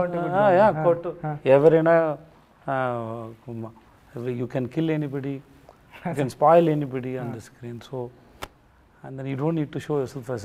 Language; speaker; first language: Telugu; non-native, learner; Tamil